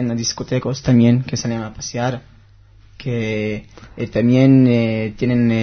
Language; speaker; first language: Spanish; non-native, learner; Hebrew